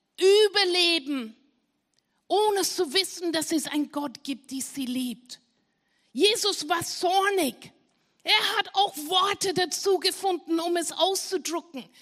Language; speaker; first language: German; non-native, fluent; English